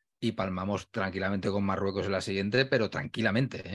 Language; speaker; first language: Spanish; native; Spanish